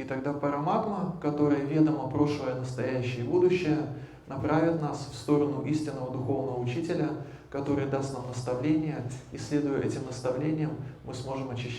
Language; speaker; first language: Russian; native; Russian